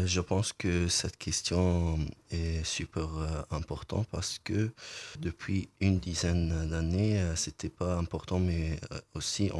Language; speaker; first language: French; non-native, learner; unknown